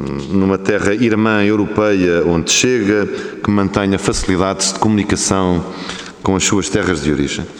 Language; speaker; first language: Portuguese; native; Portuguese